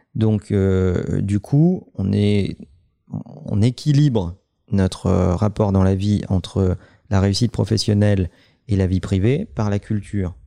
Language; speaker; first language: French; native; French